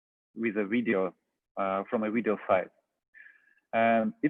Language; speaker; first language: English; non-native, fluent; Russian